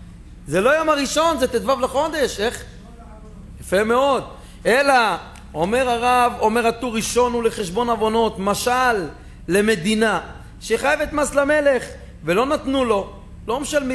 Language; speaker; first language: Hebrew; native; Hebrew